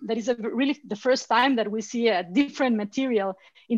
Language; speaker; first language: English; non-native, fluent; Spanish